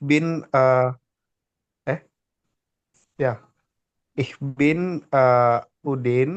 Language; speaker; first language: German; non-native, learner; Indonesian